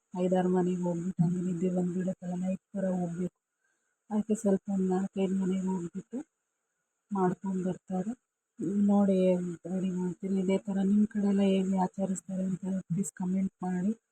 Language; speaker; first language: Kannada; non-native, local second language; Lambadi